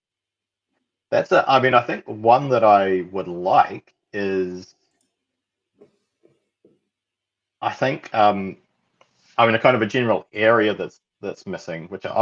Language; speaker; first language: English; native; English